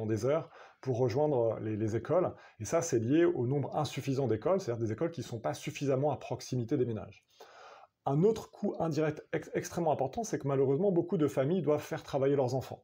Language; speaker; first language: French; native; French